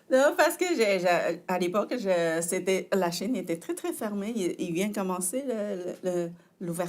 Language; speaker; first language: French; non-native, fluent; Chinese